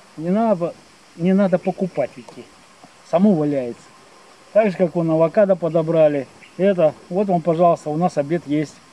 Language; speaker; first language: Russian; native; Russian